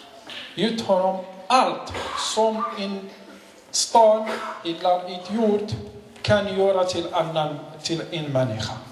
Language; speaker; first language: Swedish; non-native, learner; Arabic